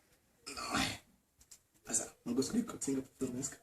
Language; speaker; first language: Danish; native; Danish